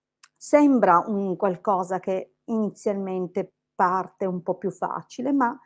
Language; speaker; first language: Italian; native; Italian